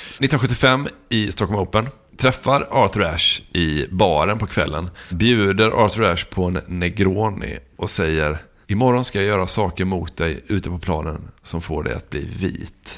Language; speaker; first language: Swedish; native; Swedish